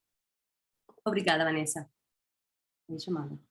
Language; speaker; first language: Portuguese; non-native, fluent; Spanish